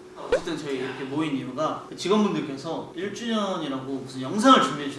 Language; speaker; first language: Korean; native; Korean